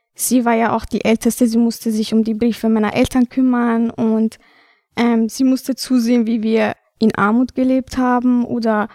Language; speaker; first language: German; early bilingual, other home language; Albanian